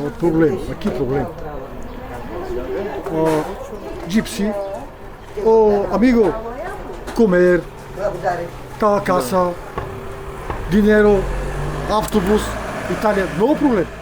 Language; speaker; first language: Portuguese; non-native, learner; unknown